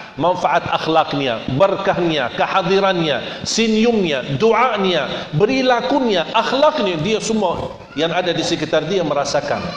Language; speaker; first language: Indonesian; non-native, fluent; Arabic